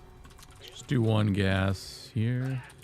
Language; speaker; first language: English; native; English